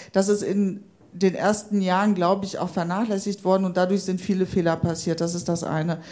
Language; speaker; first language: German; native; German